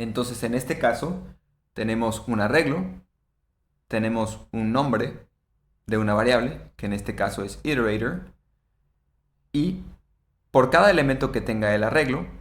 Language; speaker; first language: Spanish; native; Spanish